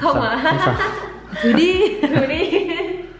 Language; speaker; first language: Korean; non-native, learner; Vietnamese